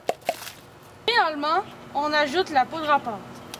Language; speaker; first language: French; native; French